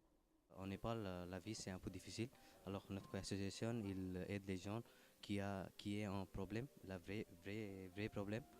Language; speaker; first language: French; non-native, learner; Nepali